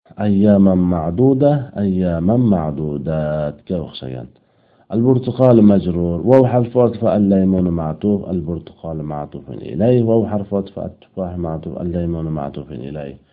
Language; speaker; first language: Arabic; non-native, fluent; Uzbek